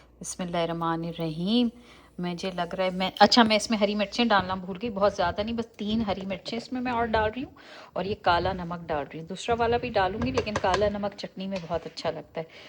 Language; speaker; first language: Urdu; native; Urdu